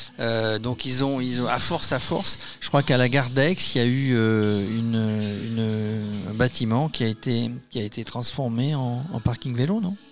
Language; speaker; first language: French; native; French